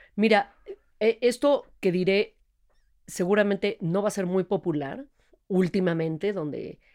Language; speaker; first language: Spanish; native; Spanish